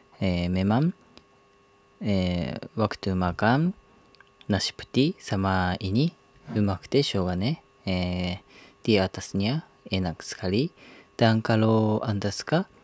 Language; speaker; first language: Indonesian; non-native, learner; Japanese